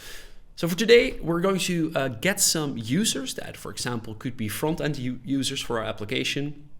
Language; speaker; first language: English; non-native, fluent; Dutch